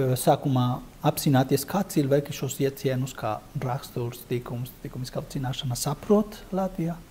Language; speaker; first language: Latvian; non-native, fluent; Spanish